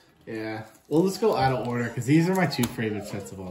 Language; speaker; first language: English; native; English